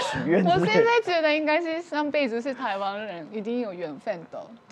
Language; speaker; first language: Chinese; non-native, fluent; Japanese